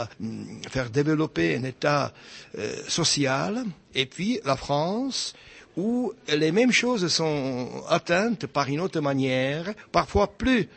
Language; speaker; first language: French; non-native, fluent; Czech